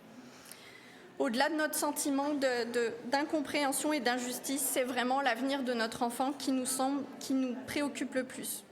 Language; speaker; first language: French; native; French